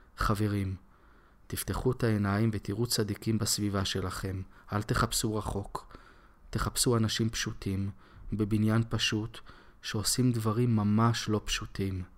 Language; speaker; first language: Hebrew; native; Hebrew